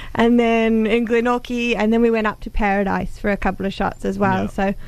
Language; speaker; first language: English; native; English